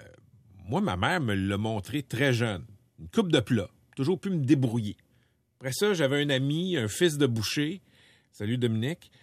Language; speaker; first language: French; native; French